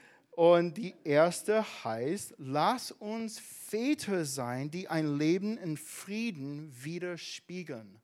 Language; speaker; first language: German; non-native, fluent; English